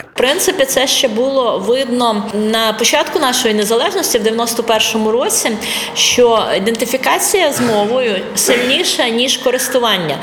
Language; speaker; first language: Ukrainian; non-native, local second language; Russian